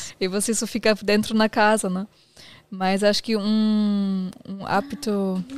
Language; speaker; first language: Portuguese; non-native, fluent; German